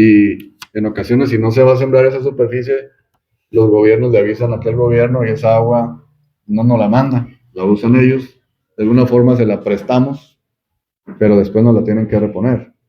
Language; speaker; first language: Spanish; native; Spanish